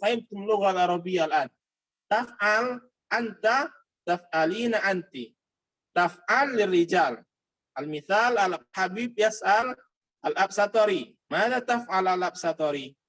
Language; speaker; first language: Arabic; non-native, fluent; Indonesian